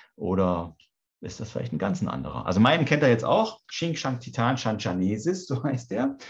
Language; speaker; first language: German; native; German